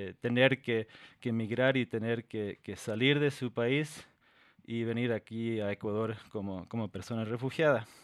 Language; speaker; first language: Spanish; non-native, fluent; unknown